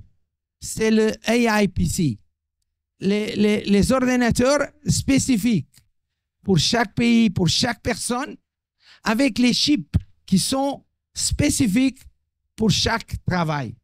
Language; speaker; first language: French; non-native, fluent; Portuguese